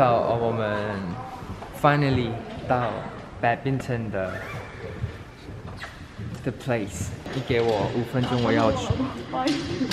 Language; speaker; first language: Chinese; non-native, learner; Thai